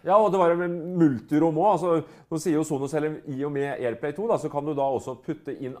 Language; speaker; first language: Norwegian; native; Norwegian